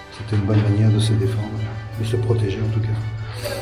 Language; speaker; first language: French; native; French